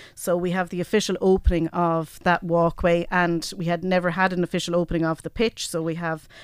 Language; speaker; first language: English; native; English